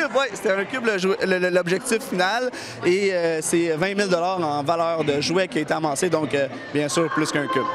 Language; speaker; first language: French; native; French